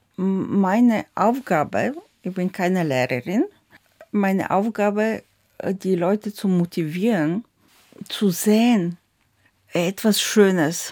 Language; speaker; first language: German; non-native, fluent; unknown